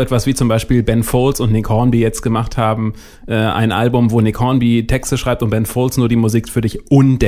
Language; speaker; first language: German; native; German